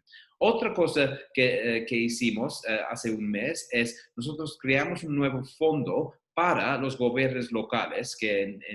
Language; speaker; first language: Spanish; non-native, fluent; English